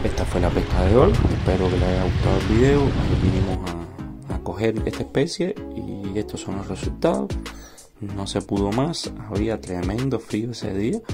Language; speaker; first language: Spanish; native; Spanish